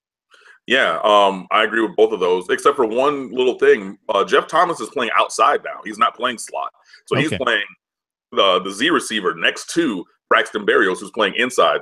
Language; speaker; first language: English; native; English